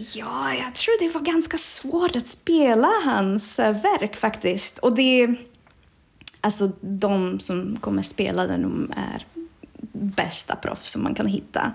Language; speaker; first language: Swedish; non-native, fluent; Czech